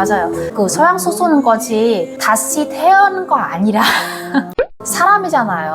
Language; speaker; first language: Korean; non-native, learner; Vietnamese